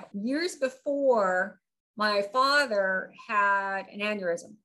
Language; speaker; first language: English; native; English